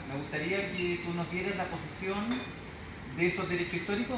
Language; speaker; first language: Spanish; native; Spanish